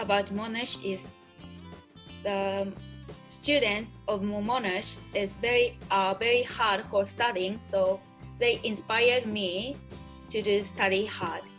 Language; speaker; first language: English; non-native, learner; Japanese